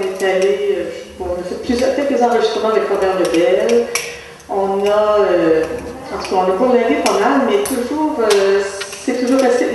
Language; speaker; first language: French; native; French